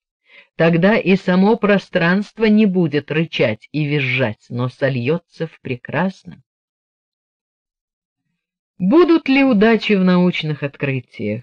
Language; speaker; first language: Russian; native; Russian